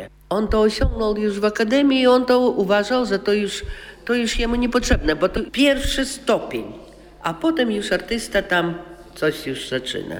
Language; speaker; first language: Polish; non-native, local second language; Russian